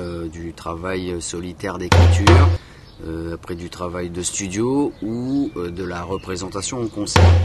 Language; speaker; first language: French; native; French